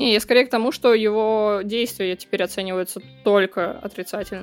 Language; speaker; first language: Russian; native; Russian